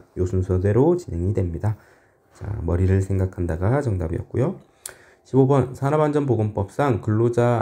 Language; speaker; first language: Korean; native; Korean